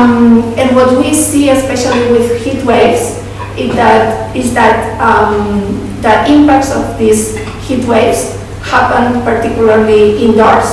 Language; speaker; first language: English; non-native, fluent; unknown